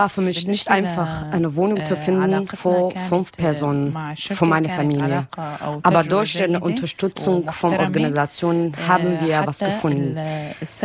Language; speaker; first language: German; non-native, learner; Arabic